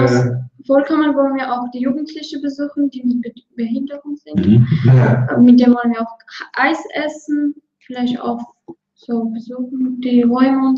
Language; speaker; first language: German; non-native, learner; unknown